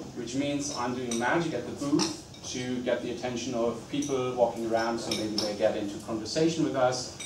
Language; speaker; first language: English; non-native, fluent; German